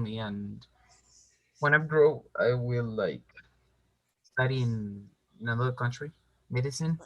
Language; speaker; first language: English; non-native, learner; Spanish